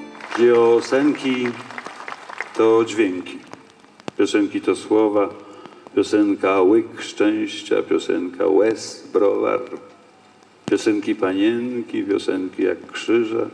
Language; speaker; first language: Polish; native; Polish